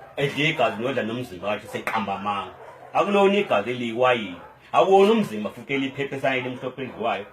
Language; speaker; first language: Zulu; native; Zulu